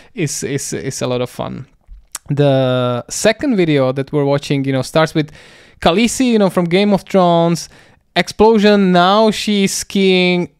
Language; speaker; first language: English; non-native, fluent; Czech